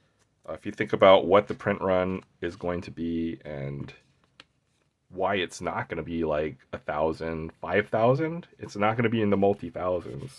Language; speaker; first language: English; native; English